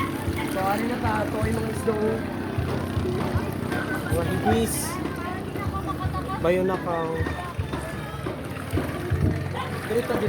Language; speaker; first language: Filipino; non-native, local second language; Cebuano